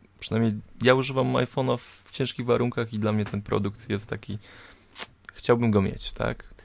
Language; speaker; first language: Polish; native; Polish